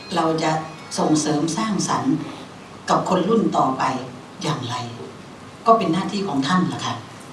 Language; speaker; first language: Thai; native; Thai